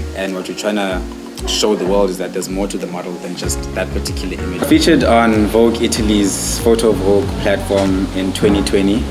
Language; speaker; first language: English; non-native, local second language; Xhosa